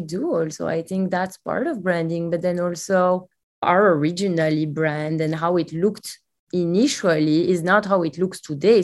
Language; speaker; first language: English; non-native, fluent; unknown